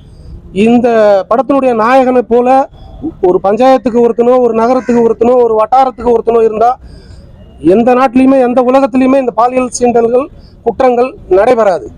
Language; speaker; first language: Tamil; native; Tamil